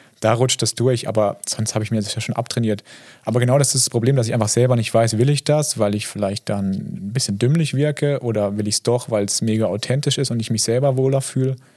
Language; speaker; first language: German; native; German